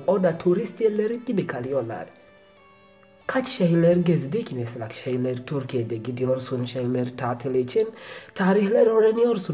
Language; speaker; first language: Turkish; non-native, learner; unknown